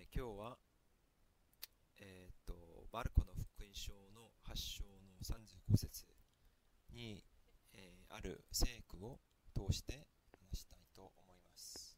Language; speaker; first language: Japanese; non-native, fluent; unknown